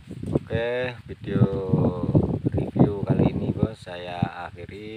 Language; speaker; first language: Indonesian; non-native, local second language; Javanese